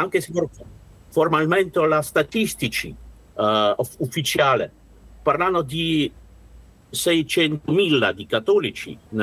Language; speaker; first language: Italian; non-native, learner; Russian